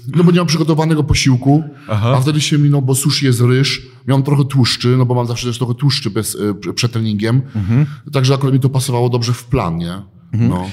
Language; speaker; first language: Polish; early bilingual, heritage; Polish